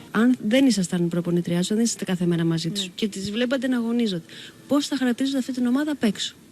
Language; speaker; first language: Greek; native; Greek